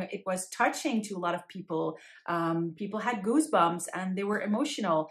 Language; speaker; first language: English; non-native, fluent; Dutch